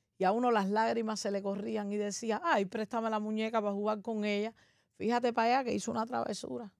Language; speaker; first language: Spanish; native; Spanish